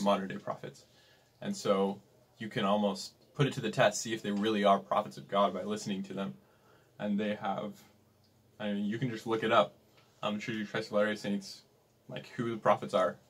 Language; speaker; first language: English; native; English